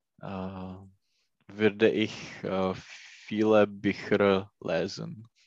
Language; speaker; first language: German; non-native, learner; Czech